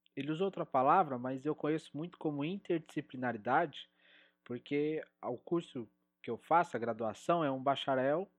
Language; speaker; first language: Portuguese; native; Portuguese